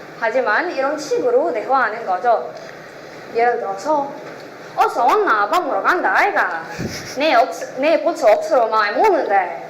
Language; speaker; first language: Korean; non-native, learner; Arabic